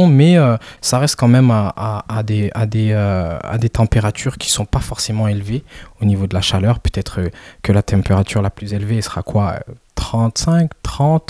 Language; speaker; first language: French; early bilingual, other home language; Kinyarwanda